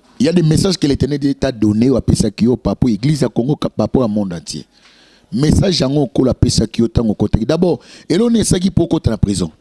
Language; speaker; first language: Lingala; native; Lingala